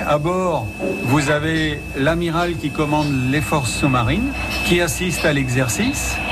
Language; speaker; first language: French; native; French